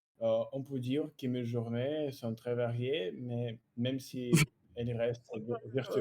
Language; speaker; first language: French; non-native, learner; Russian